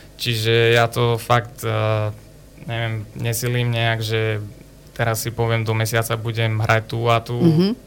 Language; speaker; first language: Slovak; non-native, local second language; Rusyn